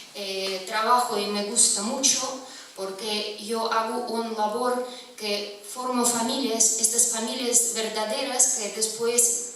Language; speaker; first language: Spanish; non-native, fluent; Russian